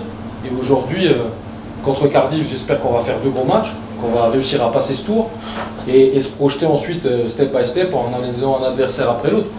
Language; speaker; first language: French; native; French